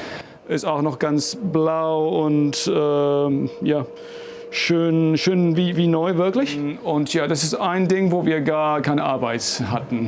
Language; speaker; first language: German; non-native, fluent; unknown